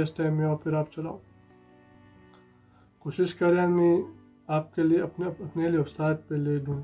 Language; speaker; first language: Hindi; non-native, fluent; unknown